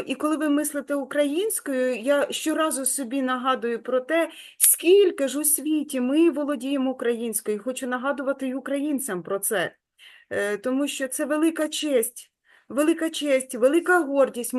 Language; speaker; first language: Ukrainian; native; Ukrainian